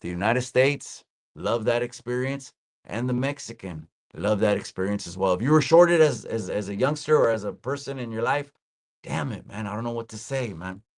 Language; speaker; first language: English; early bilingual, other home language; Spanish